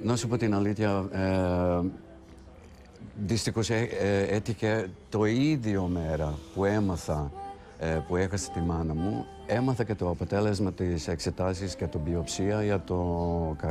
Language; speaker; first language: Greek; non-native, fluent; Hungarian